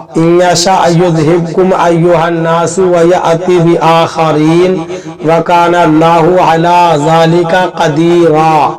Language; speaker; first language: Urdu; native; Urdu